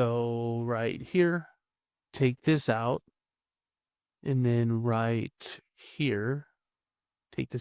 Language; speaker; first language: English; native; English